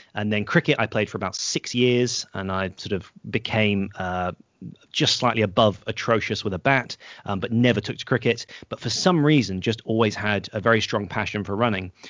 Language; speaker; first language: English; native; English